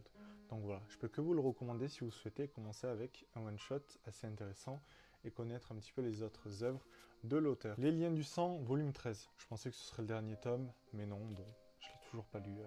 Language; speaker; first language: French; native; French